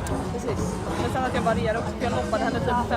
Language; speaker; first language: Swedish; native; Swedish